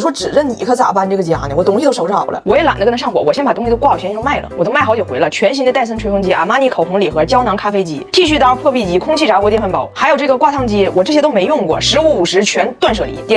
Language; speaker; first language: Chinese; native; Chinese